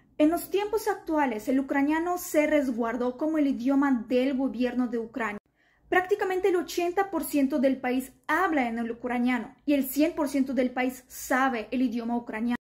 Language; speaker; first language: Spanish; non-native, fluent; Ukrainian